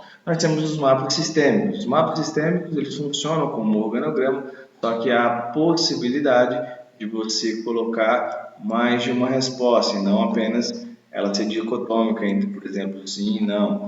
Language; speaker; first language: Portuguese; native; Portuguese